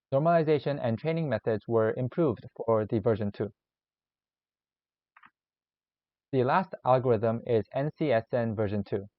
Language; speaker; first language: English; non-native, learner; Korean